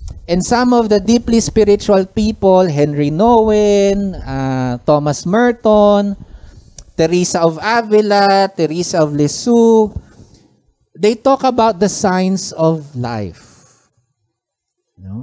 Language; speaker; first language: English; non-native, local second language; Filipino